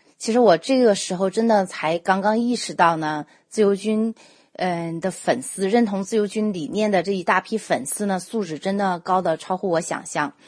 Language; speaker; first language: Chinese; native; Chinese